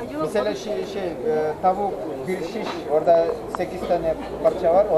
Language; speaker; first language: Turkish; non-native, local second language; Kyrgyz